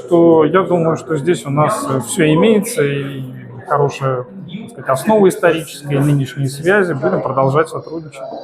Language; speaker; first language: Russian; native; Russian